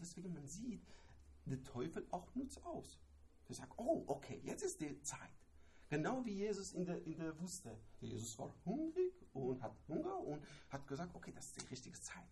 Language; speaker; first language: German; non-native, learner; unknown